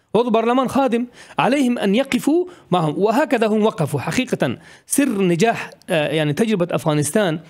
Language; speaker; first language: Arabic; non-native, fluent; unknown